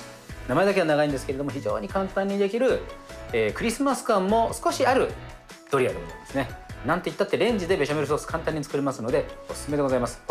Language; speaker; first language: Japanese; native; Japanese